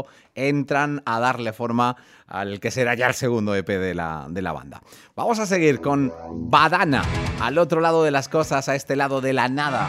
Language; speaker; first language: Spanish; native; Spanish